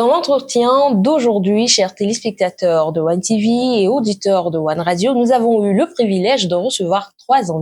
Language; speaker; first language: French; native; French